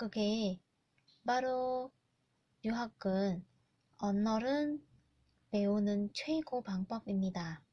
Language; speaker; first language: Korean; non-native, learner; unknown